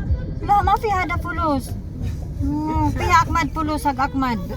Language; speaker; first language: Arabic; non-native, learner; Filipino